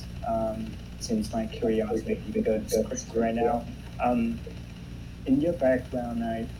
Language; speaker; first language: English; non-native, fluent; Vietnamese